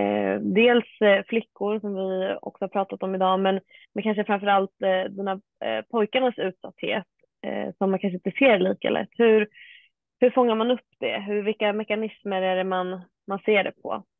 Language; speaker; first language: Swedish; native; Swedish